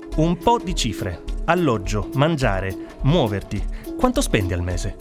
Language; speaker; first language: Italian; native; Italian